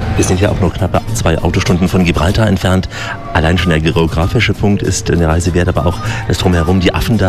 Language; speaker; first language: German; native; German